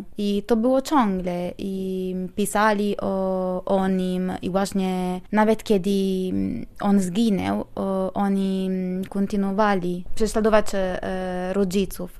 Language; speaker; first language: Polish; non-native, learner; Italian